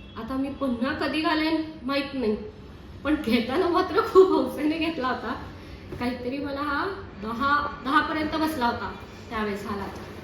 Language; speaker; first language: Marathi; non-native, local second language; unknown